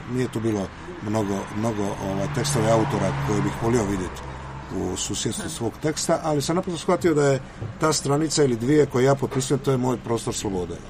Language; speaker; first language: Croatian; native; Croatian